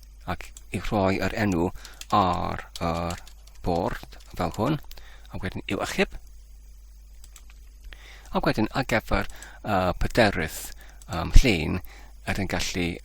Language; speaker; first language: Welsh; non-native, fluent; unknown